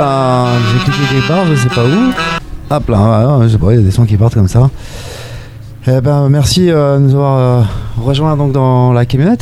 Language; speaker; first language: French; native; French